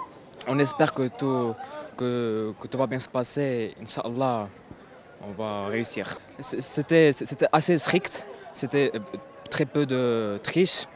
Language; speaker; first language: French; non-native, local second language; Arabic